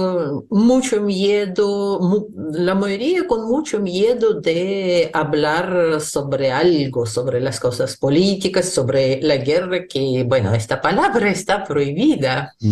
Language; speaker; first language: Spanish; non-native, fluent; Russian